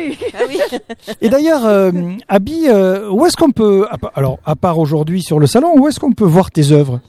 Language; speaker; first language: French; native; French